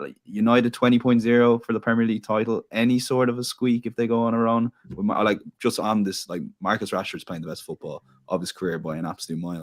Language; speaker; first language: English; native; English